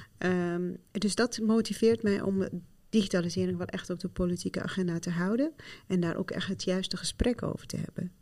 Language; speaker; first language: Dutch; non-native, fluent; Arabic